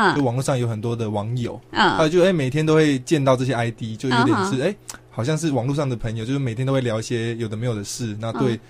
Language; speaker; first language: Chinese; native; Chinese